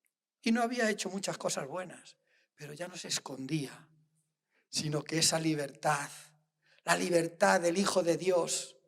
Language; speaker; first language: Spanish; native; Spanish